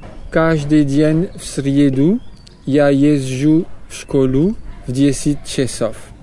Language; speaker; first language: Russian; non-native, learner; French